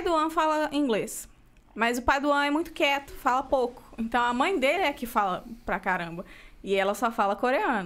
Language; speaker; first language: Portuguese; native; Portuguese